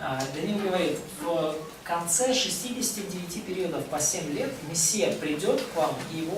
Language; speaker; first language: Russian; native; Russian